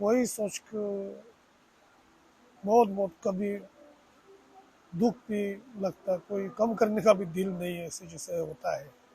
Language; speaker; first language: Hindi; non-native, local second language; Tibetan